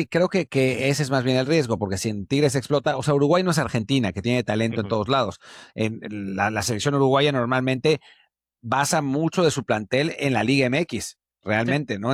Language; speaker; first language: Spanish; native; Spanish